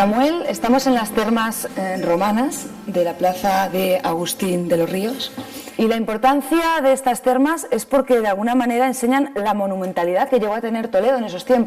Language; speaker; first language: Spanish; native; Spanish